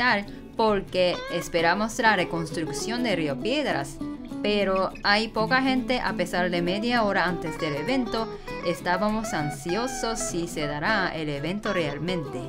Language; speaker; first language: Spanish; non-native, learner; Japanese